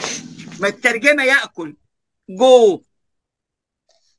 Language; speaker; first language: Arabic; native; Arabic